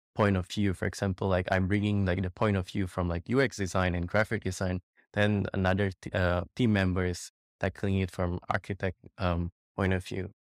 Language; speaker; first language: English; non-native, fluent; Indonesian